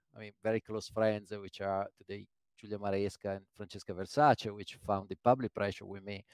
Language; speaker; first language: English; non-native, fluent; Italian